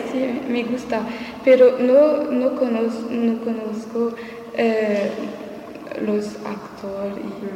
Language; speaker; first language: Spanish; non-native, learner; French